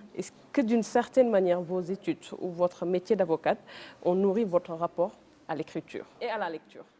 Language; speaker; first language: French; non-native, local second language; Wolof